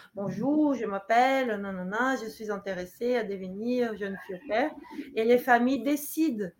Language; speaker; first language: French; non-native, fluent; Portuguese